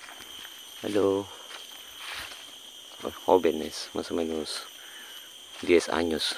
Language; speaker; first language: Spanish; non-native, learner; Indonesian